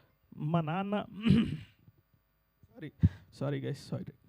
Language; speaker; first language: Telugu; native; Telugu